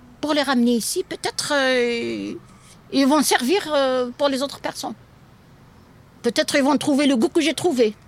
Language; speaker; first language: French; non-native, local second language; Kabyle